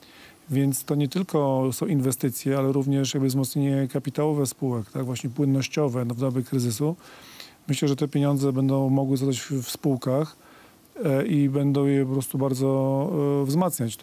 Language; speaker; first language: Polish; native; Polish